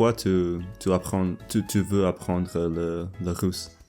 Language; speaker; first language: French; non-native, learner; English